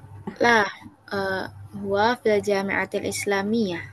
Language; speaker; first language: Arabic; non-native, learner; Indonesian